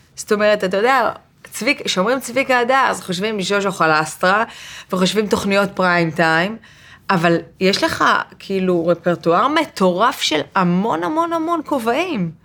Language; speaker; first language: Hebrew; native; Hebrew